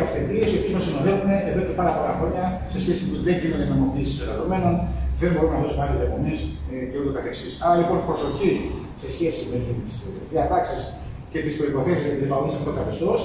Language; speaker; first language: Greek; native; Greek